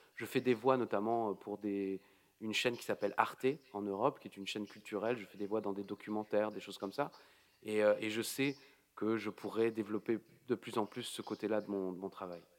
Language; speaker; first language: French; native; French